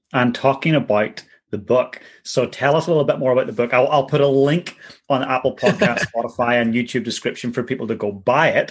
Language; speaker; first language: English; native; English